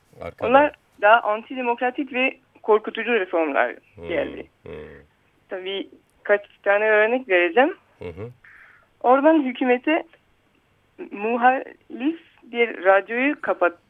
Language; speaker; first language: Turkish; early bilingual, heritage; Turkish